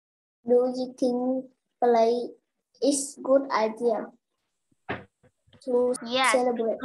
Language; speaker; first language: English; non-native, learner; Vietnamese